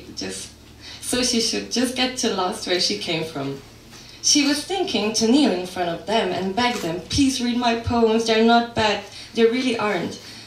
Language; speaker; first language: English; non-native, fluent; Slovenian